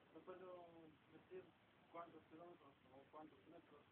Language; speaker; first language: Spanish; non-native, learner; Hebrew